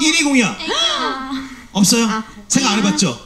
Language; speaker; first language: Korean; native; Korean